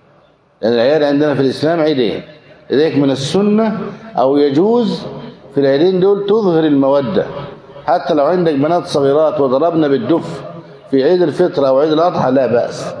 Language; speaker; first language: Arabic; native; Arabic